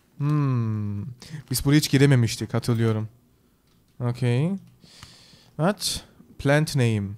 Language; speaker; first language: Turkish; early bilingual, heritage; Turkish